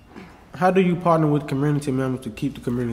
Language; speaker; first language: English; native; English